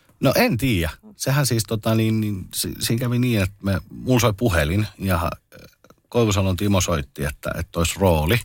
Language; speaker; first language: Finnish; native; Finnish